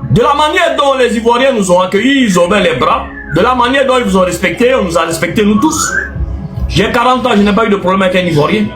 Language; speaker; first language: French; non-native, local second language; Arabic